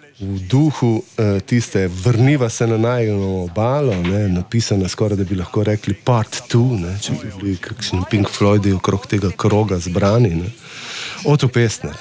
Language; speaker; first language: Slovenian; native; Slovenian